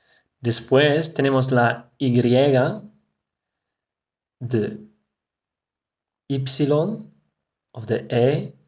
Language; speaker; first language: Spanish; non-native, fluent; Dutch